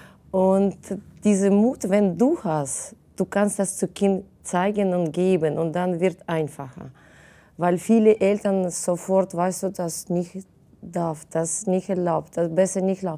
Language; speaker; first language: German; non-native, fluent; Russian